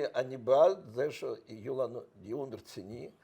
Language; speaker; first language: Hebrew; non-native, fluent; Russian